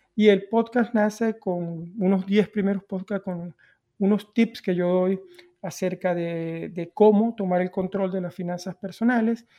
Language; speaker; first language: Spanish; native; Spanish